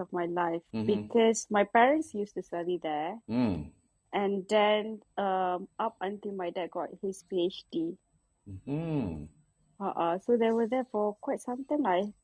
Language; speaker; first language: English; non-native, local second language; Malay